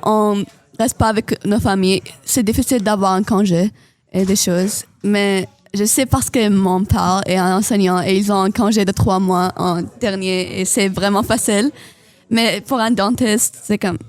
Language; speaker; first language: French; non-native, local second language; Arabic